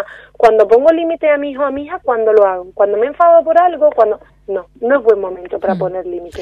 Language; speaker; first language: Spanish; native; Spanish